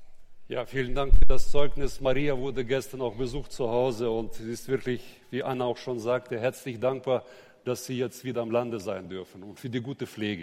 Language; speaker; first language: German; native; German